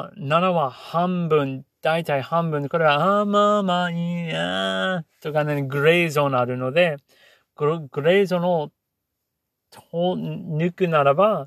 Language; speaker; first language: Japanese; non-native, learner; English